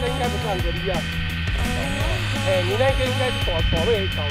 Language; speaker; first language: Chinese; native; Chinese